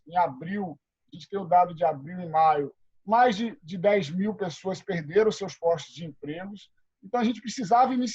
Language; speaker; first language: Portuguese; native; Portuguese